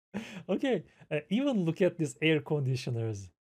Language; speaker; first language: English; non-native, fluent; Turkish